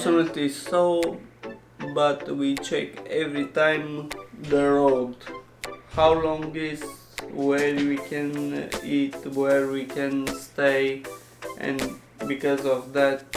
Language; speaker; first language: English; non-native, learner; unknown